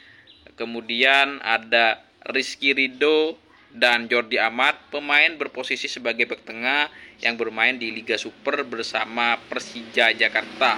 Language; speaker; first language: Indonesian; native; Indonesian